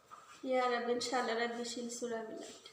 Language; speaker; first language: Arabic; non-native, learner; Bangla